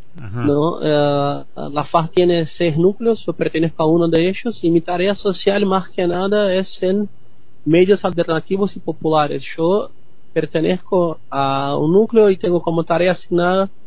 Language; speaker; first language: Spanish; non-native, fluent; Portuguese